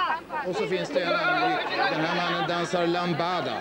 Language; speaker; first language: Swedish; native; Swedish